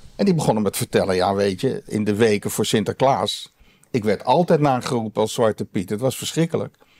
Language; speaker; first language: Dutch; native; Dutch